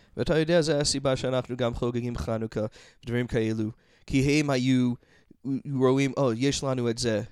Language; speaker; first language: Hebrew; non-native, fluent; English